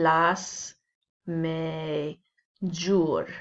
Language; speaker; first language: Albanian; non-native, learner; English